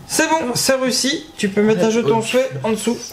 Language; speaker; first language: French; native; French